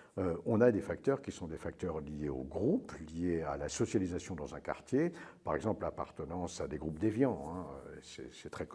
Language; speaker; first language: French; native; French